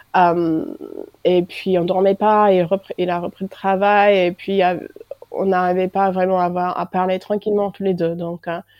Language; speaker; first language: French; non-native, fluent; English